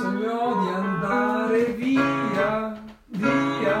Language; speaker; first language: Italian; non-native, learner; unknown